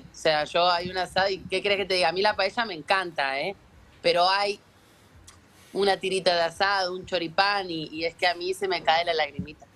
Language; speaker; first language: Spanish; native; Spanish